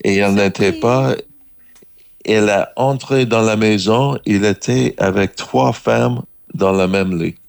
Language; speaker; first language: French; non-native, learner; English